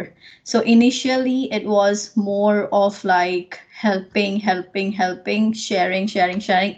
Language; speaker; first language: English; non-native, local second language; Marathi